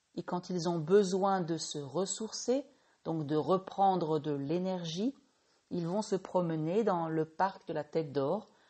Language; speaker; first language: French; native; French